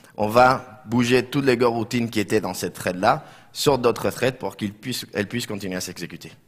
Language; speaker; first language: French; non-native, fluent; Spanish